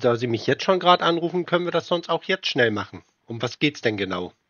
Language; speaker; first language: German; native; German